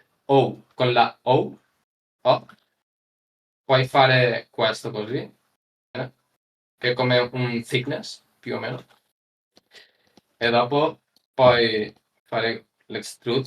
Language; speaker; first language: Italian; non-native, learner; Spanish